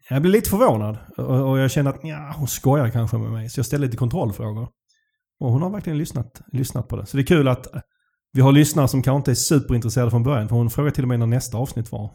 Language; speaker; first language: Swedish; native; Swedish